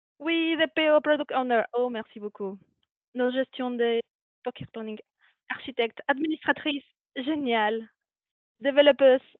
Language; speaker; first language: French; non-native, fluent; Spanish